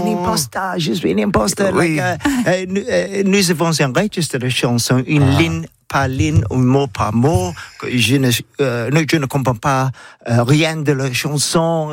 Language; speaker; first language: French; non-native, learner; English